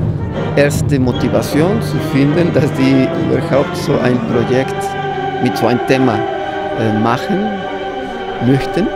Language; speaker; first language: German; non-native, fluent; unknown